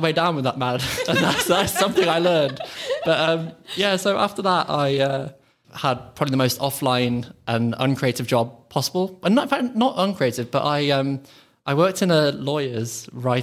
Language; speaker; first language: English; native; English